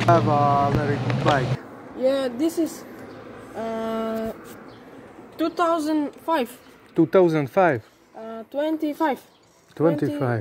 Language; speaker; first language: English; non-native, learner; Hungarian